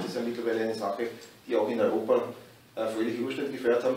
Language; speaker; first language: German; native; German